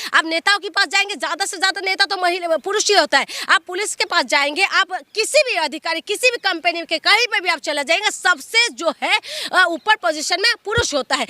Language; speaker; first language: Hindi; non-native, local second language; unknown